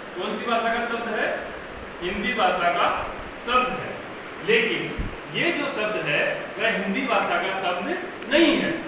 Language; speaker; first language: Hindi; native; Hindi